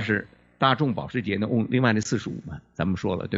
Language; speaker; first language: Chinese; native; Chinese